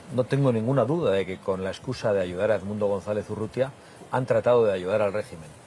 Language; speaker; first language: Spanish; native; Spanish